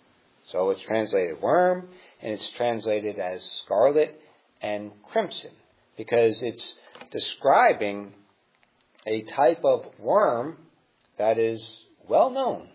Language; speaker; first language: English; native; English